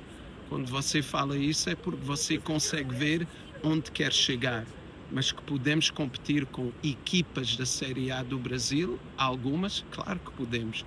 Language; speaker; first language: Portuguese; early bilingual, heritage; English